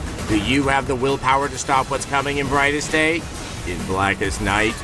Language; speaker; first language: English; native; English